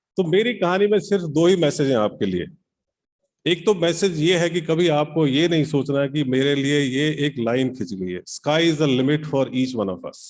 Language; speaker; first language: Hindi; native; Hindi